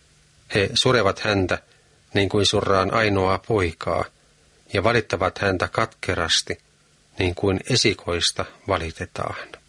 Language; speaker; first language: Finnish; native; Finnish